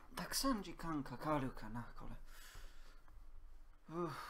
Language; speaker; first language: Japanese; non-native, learner; English